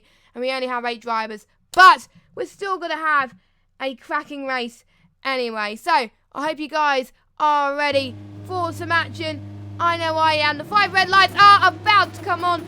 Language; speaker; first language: English; native; English